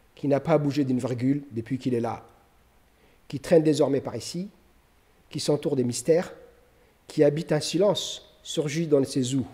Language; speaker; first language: French; non-native, local second language; Somali